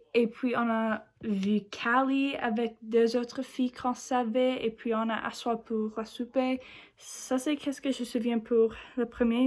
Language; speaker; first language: French; non-native, learner; English